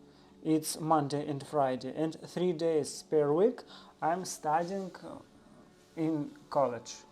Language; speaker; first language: English; non-native, learner; Russian